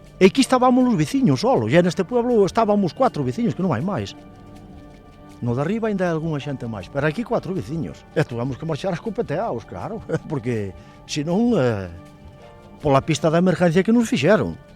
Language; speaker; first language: Galician; native; Galician